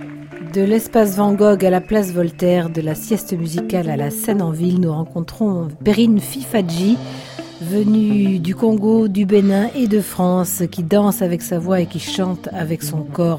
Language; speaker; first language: French; native; French